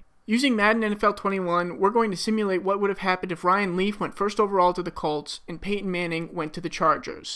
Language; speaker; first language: English; native; English